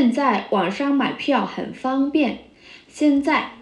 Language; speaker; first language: Chinese; non-native, fluent; Vietnamese